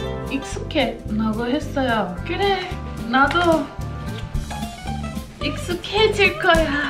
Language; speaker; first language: Korean; non-native, fluent; English